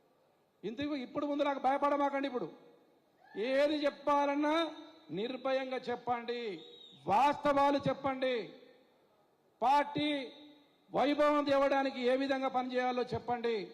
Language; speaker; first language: Telugu; native; Telugu